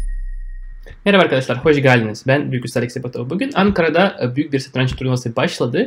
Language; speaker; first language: Turkish; non-native, fluent; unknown